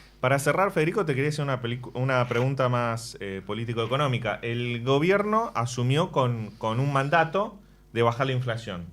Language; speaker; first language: Spanish; native; Spanish